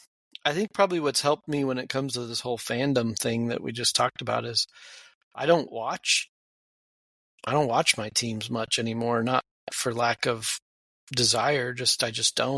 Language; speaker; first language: English; native; English